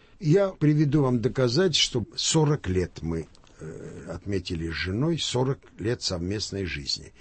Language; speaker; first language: Russian; non-native, local second language; Armenian